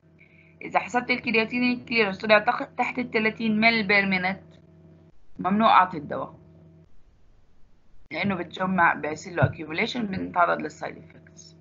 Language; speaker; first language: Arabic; native; Arabic